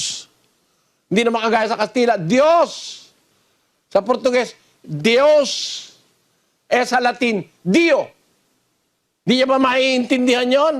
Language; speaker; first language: Filipino; native; Filipino